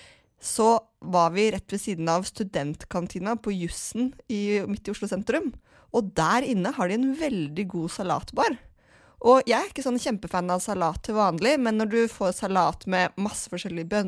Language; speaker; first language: Norwegian; native; Norwegian